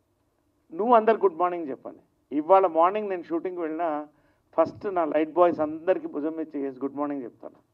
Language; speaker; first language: Telugu; native; Telugu